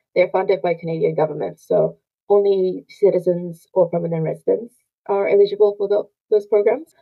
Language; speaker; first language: English; non-native, fluent; Japanese